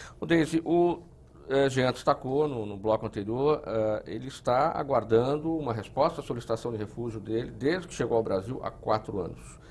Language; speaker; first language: Portuguese; native; Portuguese